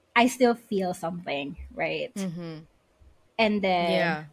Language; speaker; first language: English; non-native, local second language; Filipino